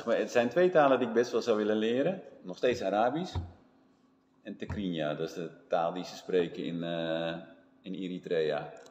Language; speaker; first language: Dutch; native; Dutch